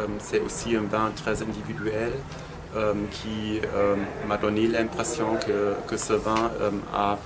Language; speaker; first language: French; non-native, fluent; German